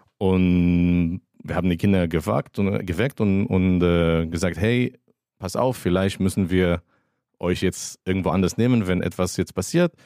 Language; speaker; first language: German; non-native, fluent; Hebrew